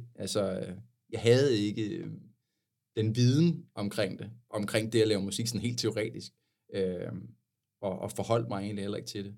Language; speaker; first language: Danish; native; Danish